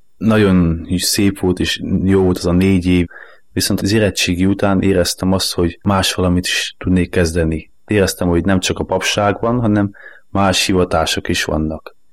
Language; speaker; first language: Hungarian; native; Hungarian